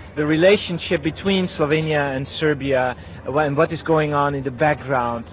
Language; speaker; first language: English; non-native, fluent; Dutch